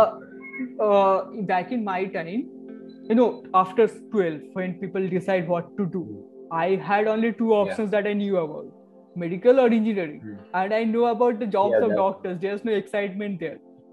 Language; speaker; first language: English; non-native, local second language; Bangla